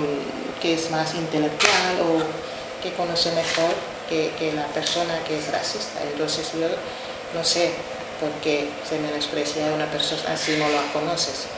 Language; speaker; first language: Spanish; non-native, fluent; Wolof